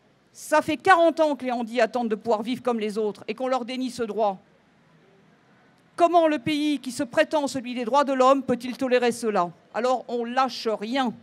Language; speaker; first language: French; native; French